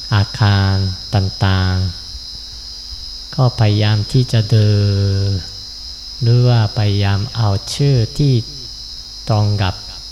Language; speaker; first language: Thai; non-native, fluent; Japanese